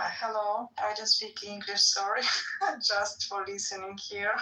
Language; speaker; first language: English; non-native, learner; Russian